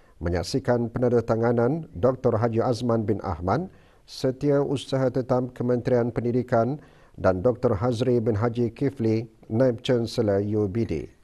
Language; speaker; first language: Malay; native; Malay